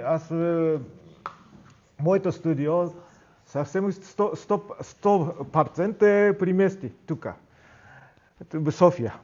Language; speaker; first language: Bulgarian; non-native, learner; Japanese